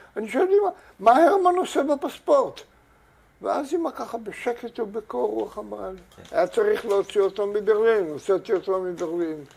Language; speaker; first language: Hebrew; native; Hebrew